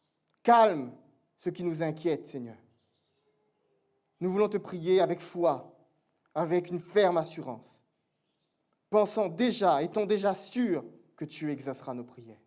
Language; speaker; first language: French; native; French